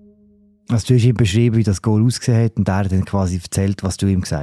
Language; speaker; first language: German; native; German